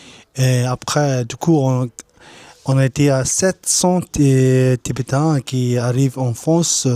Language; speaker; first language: French; non-native, learner; Tibetan